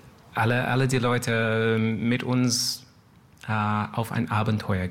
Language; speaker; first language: German; non-native, learner; French